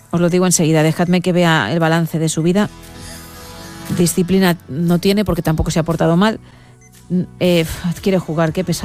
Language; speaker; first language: Spanish; native; Spanish